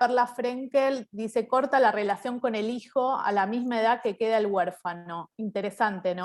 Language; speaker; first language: Spanish; native; Spanish